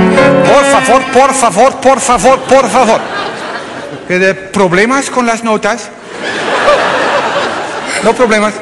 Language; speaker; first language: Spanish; non-native, learner; French